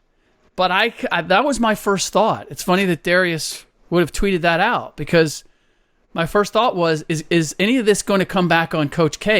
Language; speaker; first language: English; native; English